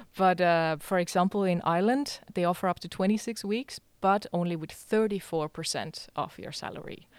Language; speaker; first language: English; non-native, fluent; Estonian